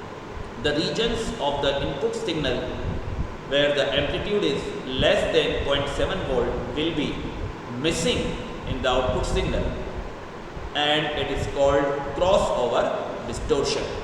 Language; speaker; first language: English; non-native, local second language; Hindi